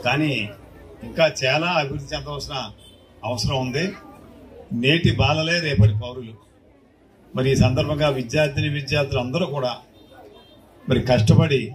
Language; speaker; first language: Telugu; native; Telugu